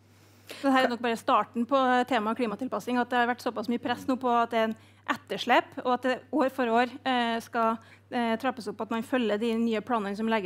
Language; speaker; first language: Norwegian; native; Norwegian